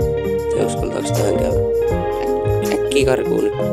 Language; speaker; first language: Finnish; native; Finnish